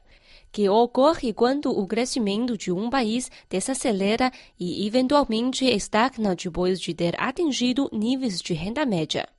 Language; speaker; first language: Portuguese; non-native, fluent; Chinese